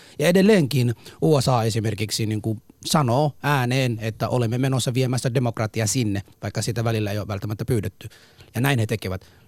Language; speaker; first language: Finnish; non-native, fluent; Somali